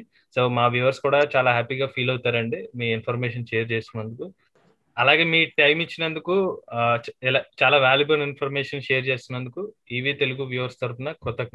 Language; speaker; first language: Telugu; native; Telugu